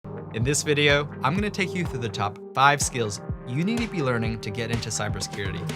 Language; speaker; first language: English; native; English